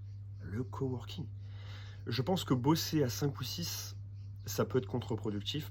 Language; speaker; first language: French; native; French